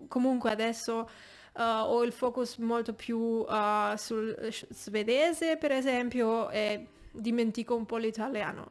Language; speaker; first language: Italian; non-native, fluent; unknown